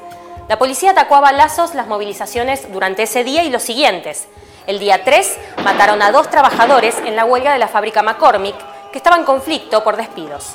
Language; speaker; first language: Spanish; native; Spanish